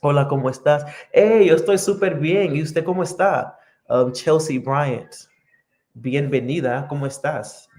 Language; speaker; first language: Spanish; non-native, fluent; English